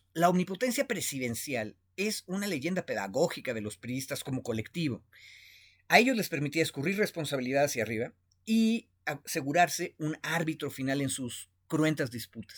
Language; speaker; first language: Spanish; native; Spanish